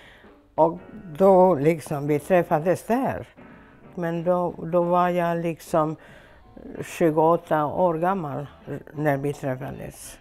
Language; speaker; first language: Swedish; non-native, fluent; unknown